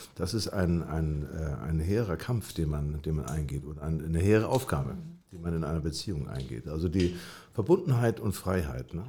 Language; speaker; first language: German; native; German